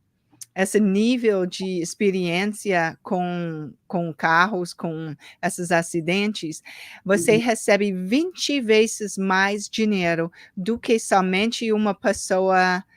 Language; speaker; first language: Portuguese; early bilingual, heritage; English